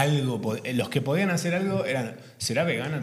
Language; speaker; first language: Spanish; native; Spanish